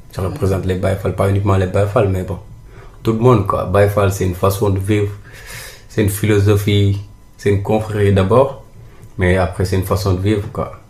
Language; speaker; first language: French; non-native, local second language; Wolof